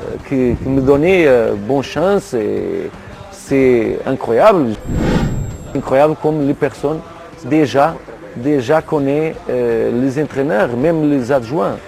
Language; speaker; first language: French; non-native, learner; Portuguese